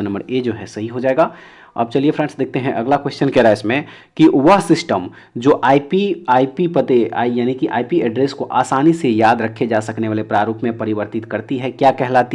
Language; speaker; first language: Hindi; native; Hindi